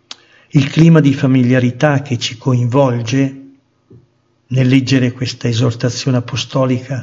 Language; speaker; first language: Italian; native; Italian